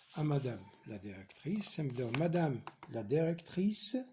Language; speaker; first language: French; non-native, local second language; Arabic